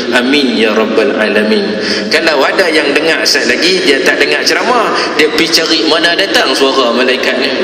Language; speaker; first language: Malay; native; Malay